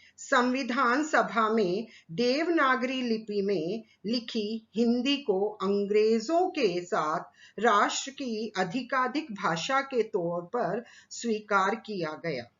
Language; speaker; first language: Hindi; native; Hindi